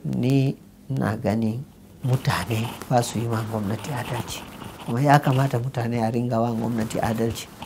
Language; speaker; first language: Hausa; non-native, local second language; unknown